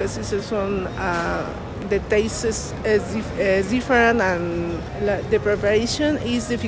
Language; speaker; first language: English; non-native, learner; Spanish